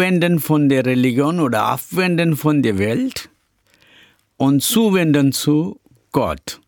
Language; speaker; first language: German; non-native, learner; Tamil